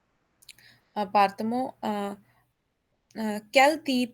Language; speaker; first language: French; non-native, learner; Hindi